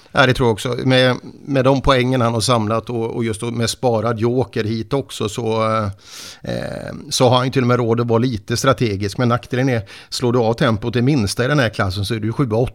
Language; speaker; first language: Swedish; native; Swedish